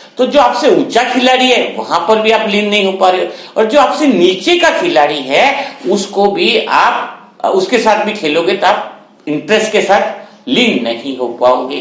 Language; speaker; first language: Hindi; non-native, local second language; Gujarati